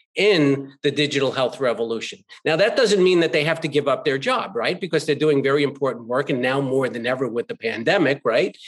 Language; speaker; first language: English; native; English